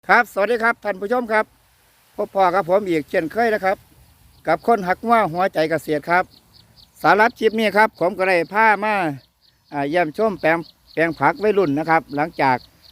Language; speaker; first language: Thai; non-native, local second language; Northeastern Thai